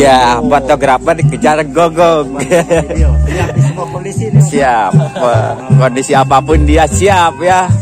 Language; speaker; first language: Indonesian; non-native, local second language; Sundanese